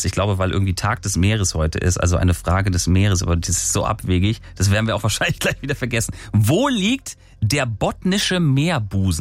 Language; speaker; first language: German; native; German